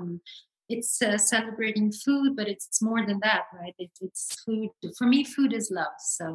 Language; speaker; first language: English; non-native, local second language; French